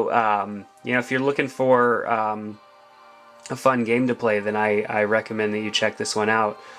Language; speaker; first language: English; native; English